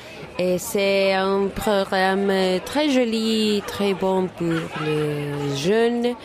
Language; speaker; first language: French; non-native, learner; Spanish